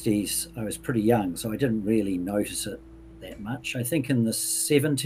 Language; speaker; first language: English; native; English